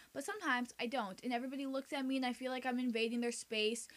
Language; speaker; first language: English; early bilingual, other home language; Spanish